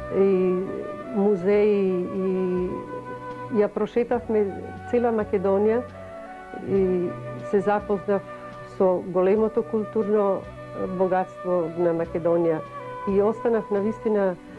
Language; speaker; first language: Macedonian; non-native, fluent; Italian